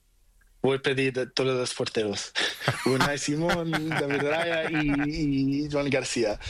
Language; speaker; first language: Spanish; non-native, learner; Portuguese